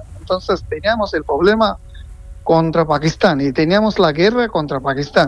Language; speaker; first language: Spanish; non-native, fluent; Bangla